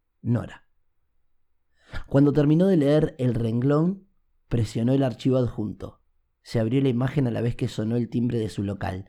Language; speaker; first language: Spanish; native; Spanish